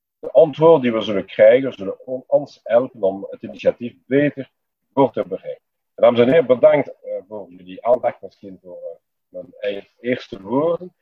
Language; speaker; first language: Dutch; non-native, local second language; French